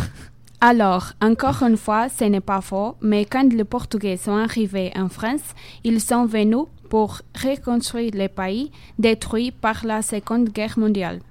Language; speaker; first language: French; non-native, fluent; Portuguese